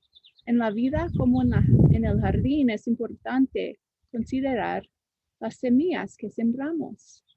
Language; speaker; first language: Spanish; non-native, fluent; English